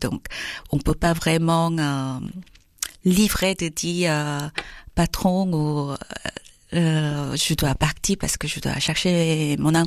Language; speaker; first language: French; non-native, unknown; Korean